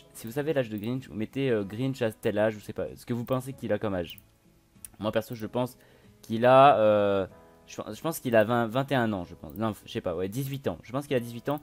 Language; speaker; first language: French; native; French